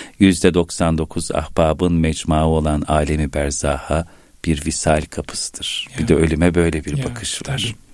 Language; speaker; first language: Turkish; native; Turkish